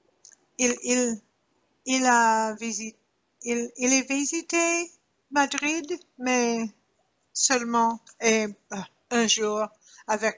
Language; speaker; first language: French; non-native, learner; English